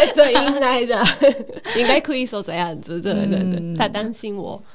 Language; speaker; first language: Chinese; non-native, learner; Japanese